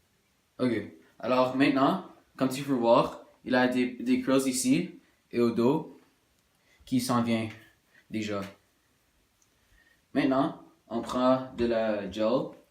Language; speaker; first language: French; non-native, local second language; English